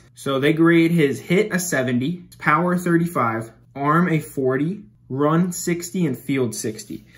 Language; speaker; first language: English; native; English